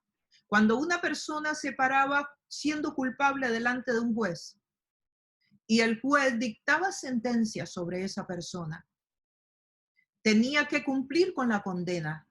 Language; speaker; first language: Spanish; native; Spanish